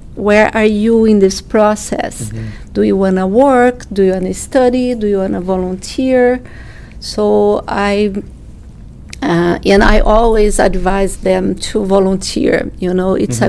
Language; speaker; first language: English; non-native, fluent; Portuguese